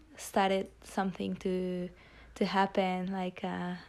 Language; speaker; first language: English; non-native, fluent; Spanish